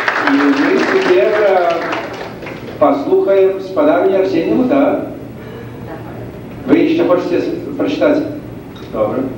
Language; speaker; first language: Belarusian; native; Belarusian